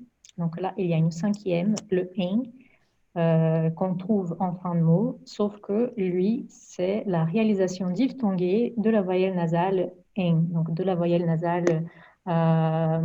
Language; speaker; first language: French; non-native, fluent; Portuguese